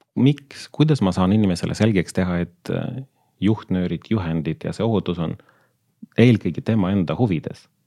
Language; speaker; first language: Estonian; non-native, local second language; Russian